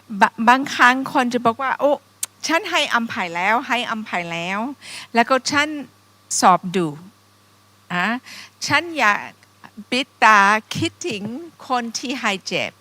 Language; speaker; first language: Thai; non-native, fluent; English